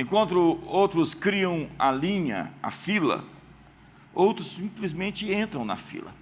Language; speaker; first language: Portuguese; native; Portuguese